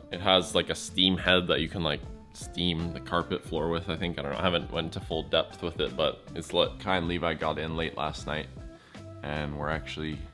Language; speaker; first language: English; native; English